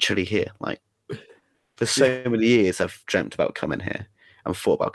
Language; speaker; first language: English; native; English